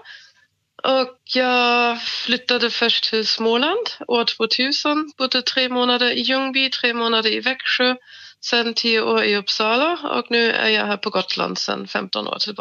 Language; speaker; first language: Swedish; non-native, fluent; German